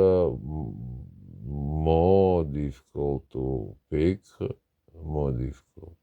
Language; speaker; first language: English; non-native, learner; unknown